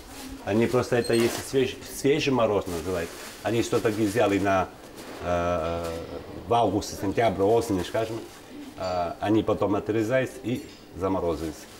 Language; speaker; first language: Russian; non-native, learner; Italian